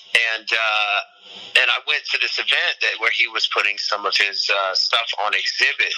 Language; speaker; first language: English; native; English